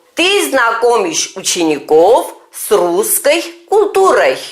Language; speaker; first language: Russian; non-native, fluent; Turkish